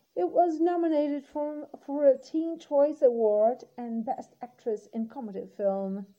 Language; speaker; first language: English; non-native, fluent; Portuguese